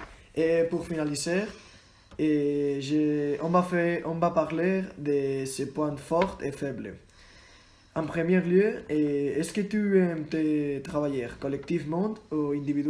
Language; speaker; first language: French; non-native, learner; Spanish